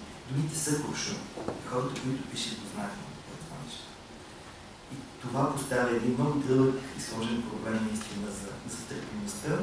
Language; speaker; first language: Bulgarian; native; Bulgarian